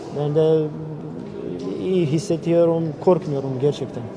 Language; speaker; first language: Turkish; non-native, learner; Bosnian